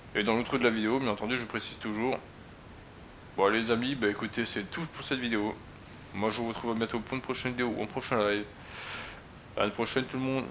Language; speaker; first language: French; native; French